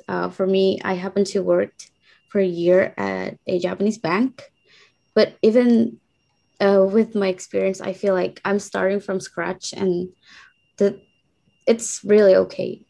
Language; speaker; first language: English; non-native, fluent; Indonesian